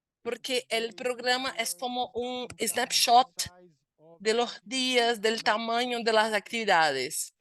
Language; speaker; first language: Spanish; non-native, fluent; Portuguese